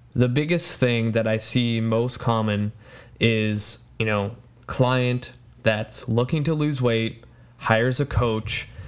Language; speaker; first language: English; non-native, fluent; Polish